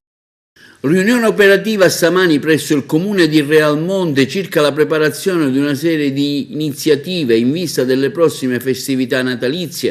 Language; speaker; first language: Italian; native; Italian